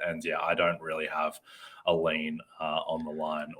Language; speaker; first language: English; native; English